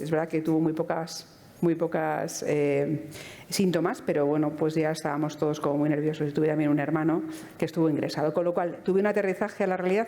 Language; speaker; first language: Spanish; native; Spanish